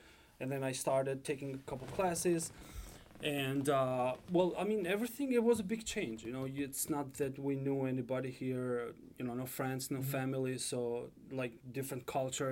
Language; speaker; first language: English; non-native, fluent; Albanian